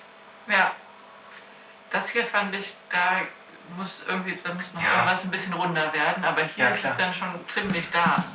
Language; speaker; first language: German; native; German